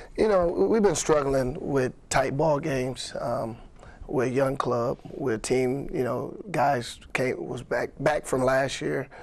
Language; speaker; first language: English; native; English